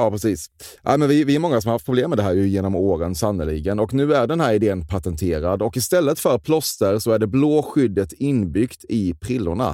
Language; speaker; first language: Swedish; native; Swedish